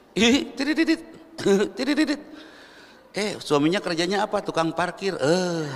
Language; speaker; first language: Indonesian; non-native, local second language; Sundanese